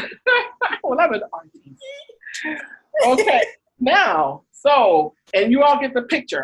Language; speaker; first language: English; native; English